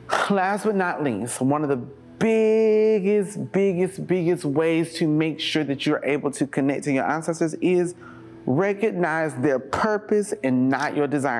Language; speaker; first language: English; native; English